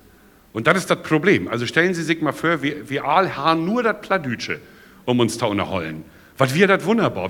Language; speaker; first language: German; native; German